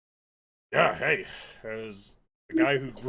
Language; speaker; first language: English; native; English